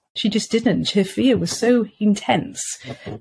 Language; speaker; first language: English; native; English